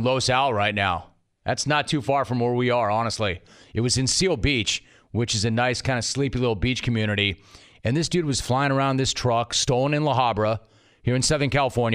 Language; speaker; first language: English; native; English